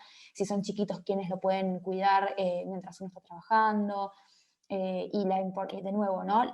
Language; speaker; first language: Spanish; native; Spanish